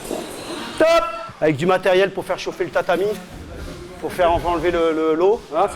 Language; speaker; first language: French; native; French